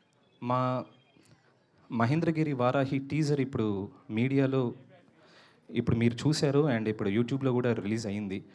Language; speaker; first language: Telugu; native; Telugu